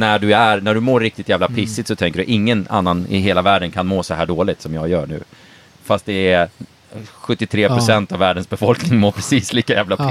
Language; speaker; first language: Swedish; native; Swedish